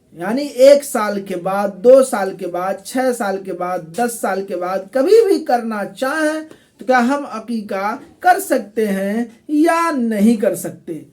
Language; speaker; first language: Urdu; native; Urdu